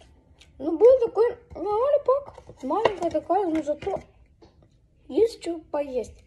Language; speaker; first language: Russian; early bilingual, heritage; Russian